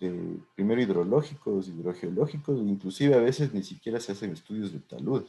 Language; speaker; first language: Spanish; native; Spanish